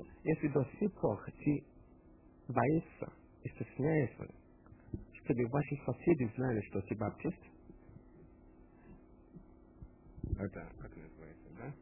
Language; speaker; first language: Russian; non-native, fluent; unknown